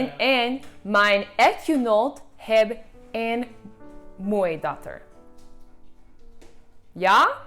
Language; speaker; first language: Dutch; non-native, learner; English